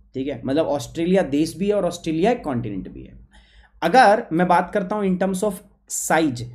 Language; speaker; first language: Hindi; native; Hindi